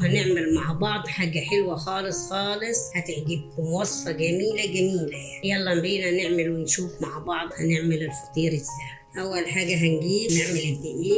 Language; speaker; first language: Arabic; native; Arabic